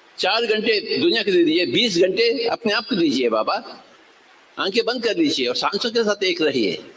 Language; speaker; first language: Hindi; non-native, local second language; Telugu